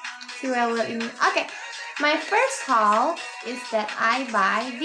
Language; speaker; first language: English; non-native, fluent; Indonesian